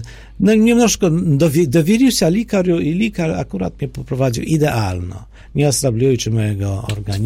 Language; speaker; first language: Polish; non-native, fluent; Ukrainian